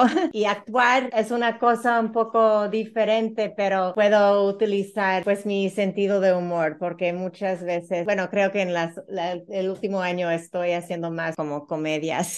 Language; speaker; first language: Spanish; early bilingual, heritage; Spanish